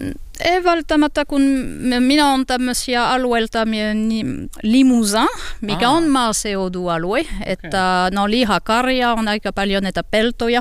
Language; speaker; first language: Finnish; non-native, learner; French